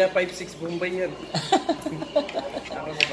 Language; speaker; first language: Filipino; non-native, learner; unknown